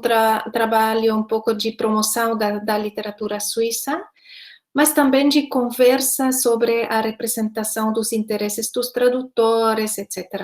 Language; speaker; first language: Portuguese; non-native, fluent; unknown